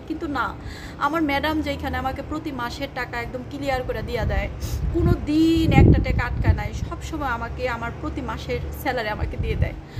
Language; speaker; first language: Bangla; native; Bangla